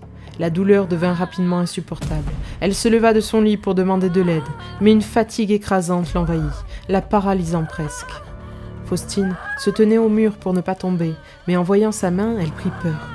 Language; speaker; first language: French; native; French